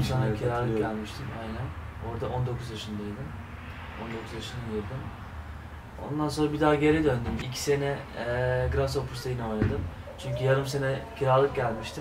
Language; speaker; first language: Turkish; early bilingual, heritage; Turkish